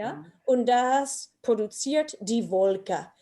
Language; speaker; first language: German; non-native, fluent; English